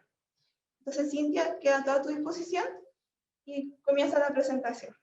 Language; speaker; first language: Spanish; native; Spanish